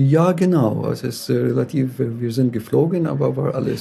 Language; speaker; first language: German; non-native, fluent; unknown